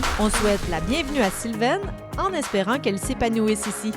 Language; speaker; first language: French; native; French